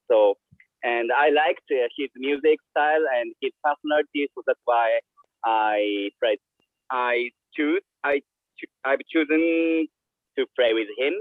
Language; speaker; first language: English; non-native, learner; Japanese